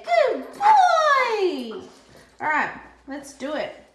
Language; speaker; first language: English; native; English